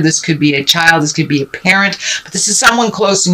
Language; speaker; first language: English; native; English